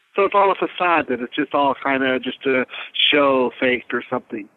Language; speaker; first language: English; native; English